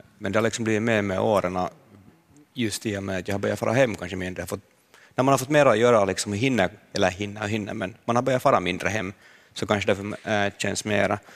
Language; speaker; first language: Swedish; native; Swedish